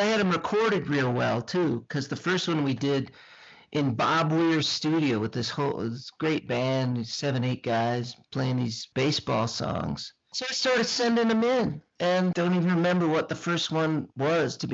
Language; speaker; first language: English; native; English